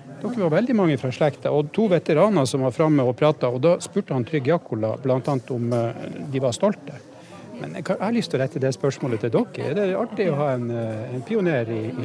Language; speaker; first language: Norwegian; native; Norwegian